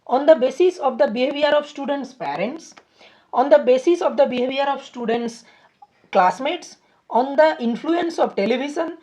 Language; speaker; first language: English; non-native, local second language; Bangla